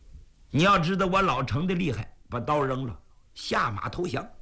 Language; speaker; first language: Chinese; native; Chinese